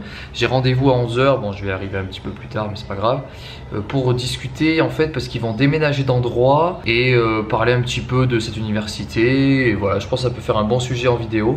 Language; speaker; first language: French; native; French